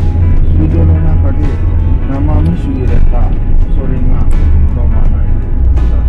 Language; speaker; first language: Japanese; non-native, learner; Indonesian